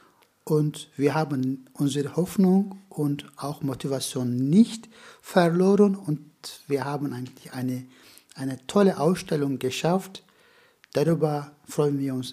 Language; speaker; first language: German; non-native, fluent; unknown